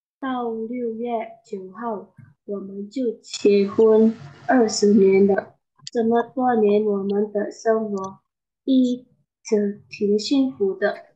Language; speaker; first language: Chinese; non-native, learner; Indonesian